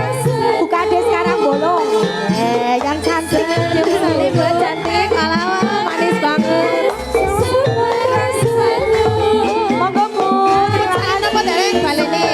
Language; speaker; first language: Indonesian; non-native, local second language; Javanese